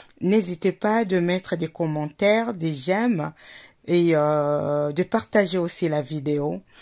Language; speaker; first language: French; non-native, local second language; Lingala